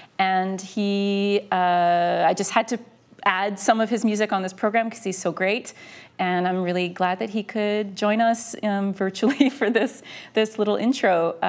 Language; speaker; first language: English; early bilingual, other home language; French